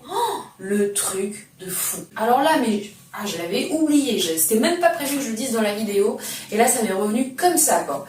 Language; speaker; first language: French; native; French